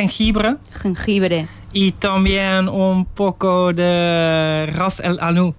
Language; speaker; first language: Spanish; non-native, learner; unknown